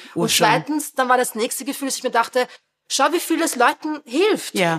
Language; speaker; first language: German; native; German